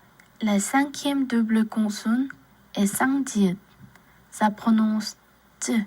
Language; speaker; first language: French; non-native, learner; Korean